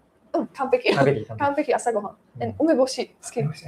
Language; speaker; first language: Japanese; non-native, learner; Slovak